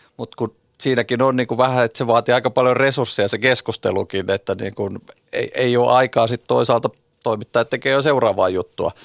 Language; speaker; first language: Finnish; native; Finnish